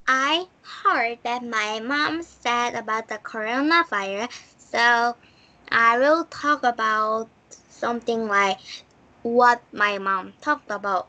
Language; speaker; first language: English; non-native, learner; Korean